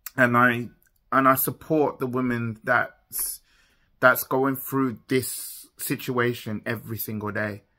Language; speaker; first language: English; native; English